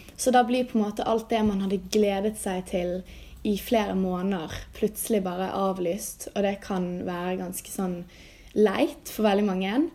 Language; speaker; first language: Norwegian; native; Norwegian